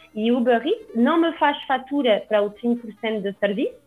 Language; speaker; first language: Portuguese; non-native, fluent; French